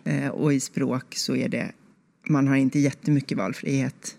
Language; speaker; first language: Swedish; native; Swedish